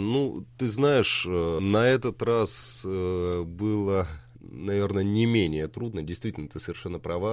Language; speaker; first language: Russian; native; Russian